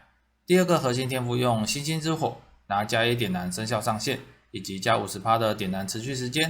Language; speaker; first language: Chinese; native; Chinese